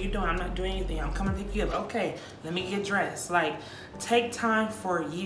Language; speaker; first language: English; native; English